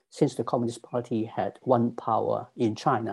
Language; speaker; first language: English; non-native, local second language; Cantonese